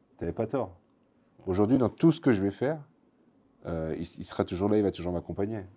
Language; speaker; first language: French; native; French